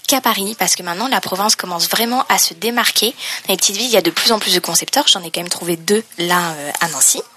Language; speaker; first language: French; native; French